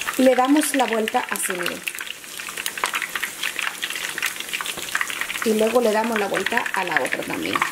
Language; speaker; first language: Spanish; native; Spanish